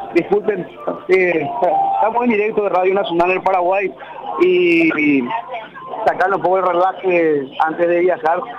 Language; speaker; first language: Spanish; native; Spanish